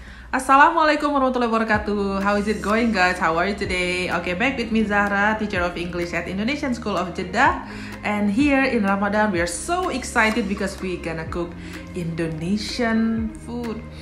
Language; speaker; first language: English; non-native, fluent; Indonesian